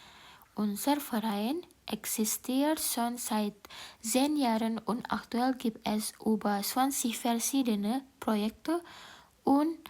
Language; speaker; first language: German; non-native, learner; Indonesian